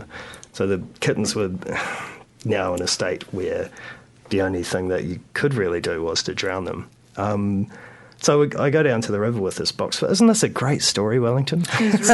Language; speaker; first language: English; native; English